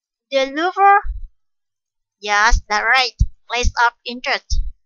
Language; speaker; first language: English; non-native, fluent; Vietnamese